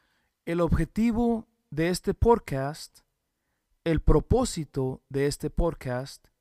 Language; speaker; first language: Spanish; early bilingual, heritage; Spanish